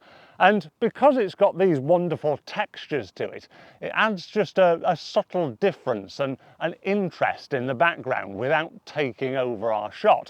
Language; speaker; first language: English; native; English